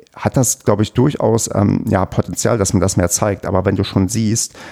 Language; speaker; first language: German; native; German